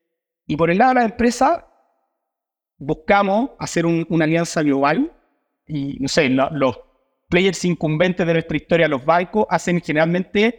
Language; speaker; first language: Spanish; native; Spanish